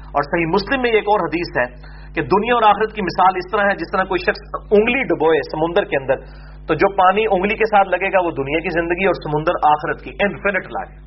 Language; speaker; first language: Urdu; non-native, local second language; Punjabi